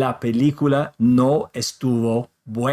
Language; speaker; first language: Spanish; non-native, fluent; English